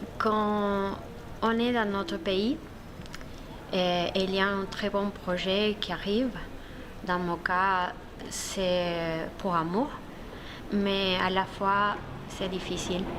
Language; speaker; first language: French; non-native, learner; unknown